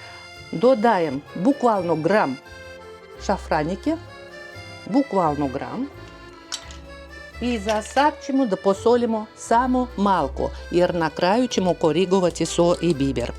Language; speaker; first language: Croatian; non-native, fluent; Russian